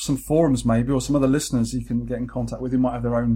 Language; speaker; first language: English; native; English